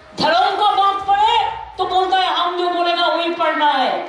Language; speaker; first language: Hindi; non-native, local second language; Bangla